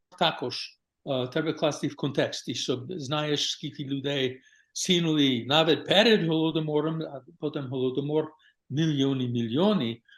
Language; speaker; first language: Ukrainian; non-native, learner; English